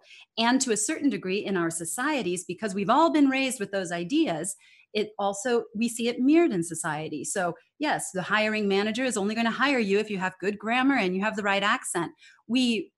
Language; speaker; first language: English; native; English